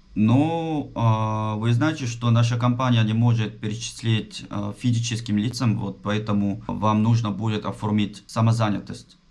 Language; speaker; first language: Russian; non-native, fluent; Korean